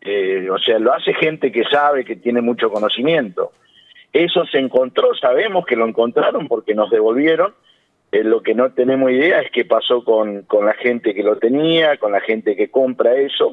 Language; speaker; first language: Spanish; native; Spanish